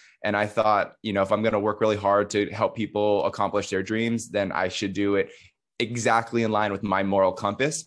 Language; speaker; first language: English; native; English